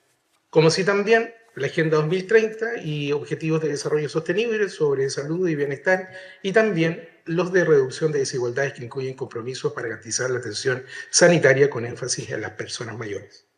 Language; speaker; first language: Spanish; native; Spanish